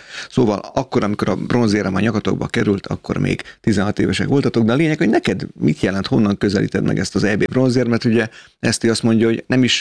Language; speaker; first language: Hungarian; native; Hungarian